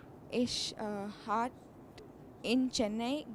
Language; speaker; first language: German; non-native, learner; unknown